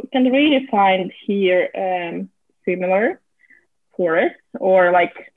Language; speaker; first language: English; non-native, fluent; Russian